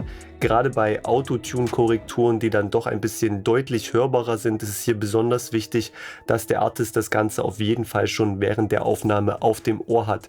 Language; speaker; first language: German; native; German